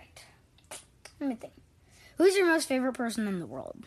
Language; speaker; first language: English; native; English